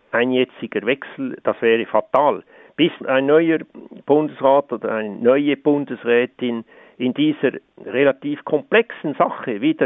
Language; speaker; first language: German; native; German